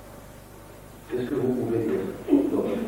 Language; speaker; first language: French; non-native, local second language; Arabic